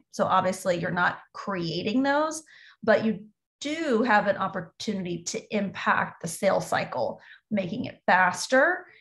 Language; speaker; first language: English; native; English